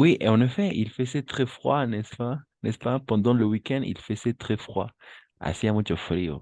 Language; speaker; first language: French; non-native, fluent; Spanish